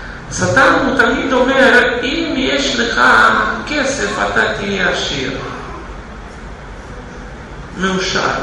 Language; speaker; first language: Hebrew; non-native, fluent; Russian